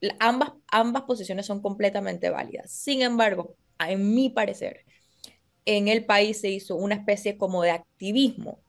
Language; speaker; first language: Spanish; native; Spanish